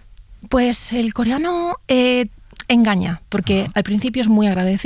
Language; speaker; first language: Spanish; native; Spanish